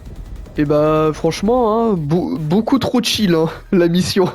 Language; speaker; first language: French; native; French